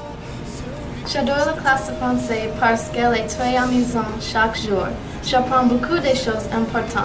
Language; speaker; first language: French; non-native, learner; English